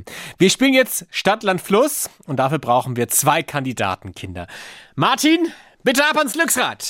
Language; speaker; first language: German; native; German